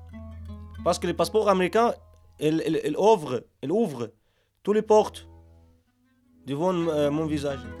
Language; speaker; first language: French; non-native, learner; Arabic